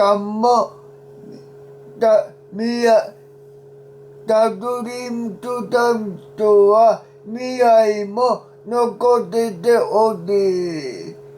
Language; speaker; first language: Japanese; non-native, learner; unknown